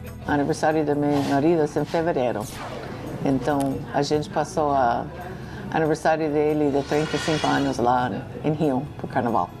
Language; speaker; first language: Portuguese; non-native, learner; English